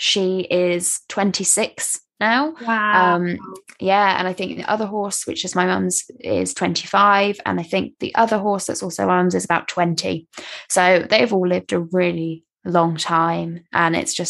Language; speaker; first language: English; native; English